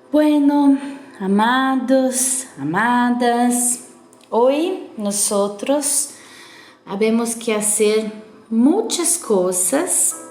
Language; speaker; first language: Spanish; non-native, learner; Portuguese